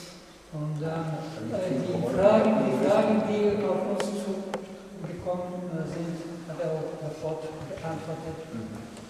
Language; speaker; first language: German; non-native, fluent; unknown